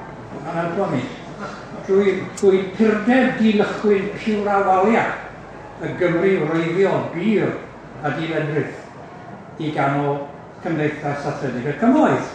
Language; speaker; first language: Welsh; native; Welsh